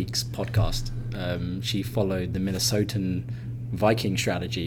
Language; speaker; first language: English; native; English